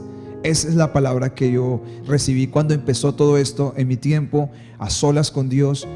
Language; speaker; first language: Spanish; native; Spanish